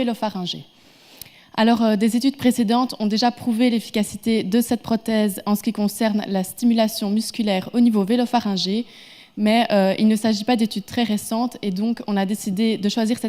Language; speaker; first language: French; native; French